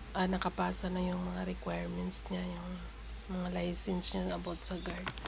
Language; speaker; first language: Filipino; native; Filipino